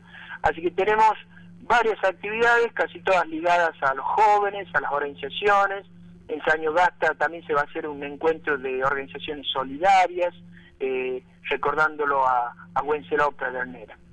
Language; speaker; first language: Spanish; native; Spanish